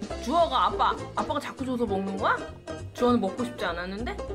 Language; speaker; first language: Korean; native; Korean